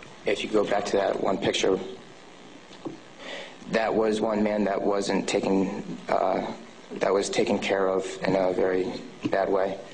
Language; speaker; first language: English; native; English